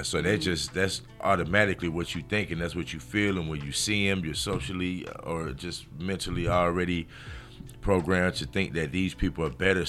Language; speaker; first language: English; native; English